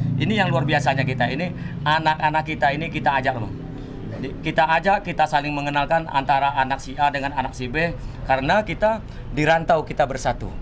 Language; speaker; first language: Indonesian; non-native, local second language; Minangkabau